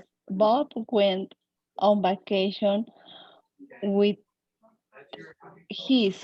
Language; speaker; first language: English; non-native, learner; Spanish